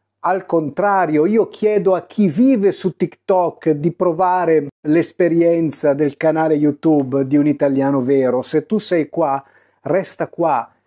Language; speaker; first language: Italian; native; Italian